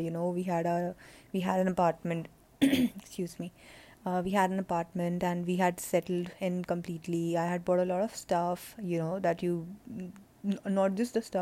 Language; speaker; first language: English; non-native, local second language; Hindi